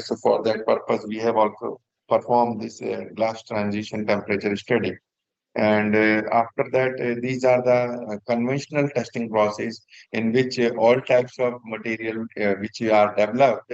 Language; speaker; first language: English; non-native, local second language; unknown